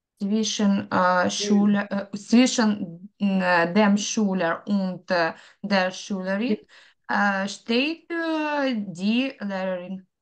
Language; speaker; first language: German; non-native, learner; Ukrainian